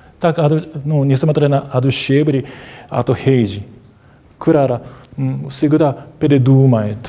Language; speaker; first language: Russian; non-native, fluent; Japanese